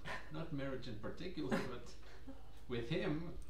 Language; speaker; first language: English; non-native, fluent; Portuguese